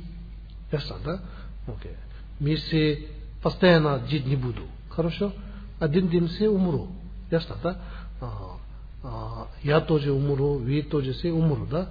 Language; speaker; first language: Russian; non-native, learner; Tibetan